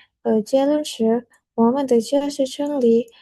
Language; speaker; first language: Chinese; non-native, learner; Indonesian